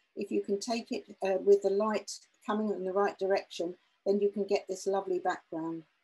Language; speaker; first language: English; native; English